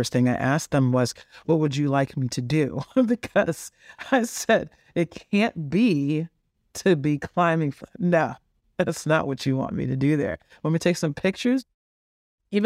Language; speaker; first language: English; native; English